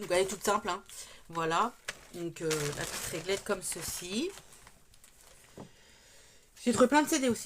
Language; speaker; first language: French; native; French